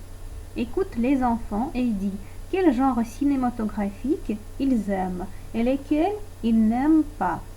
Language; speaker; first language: French; non-native, fluent; Russian